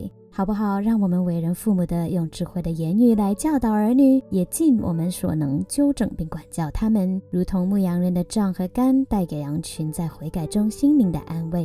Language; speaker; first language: Chinese; native; Chinese